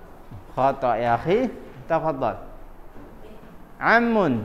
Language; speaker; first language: Arabic; non-native, fluent; Indonesian